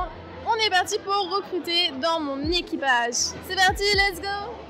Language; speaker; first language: French; native; French